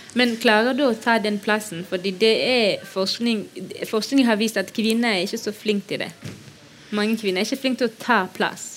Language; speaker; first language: Norwegian; non-native, fluent; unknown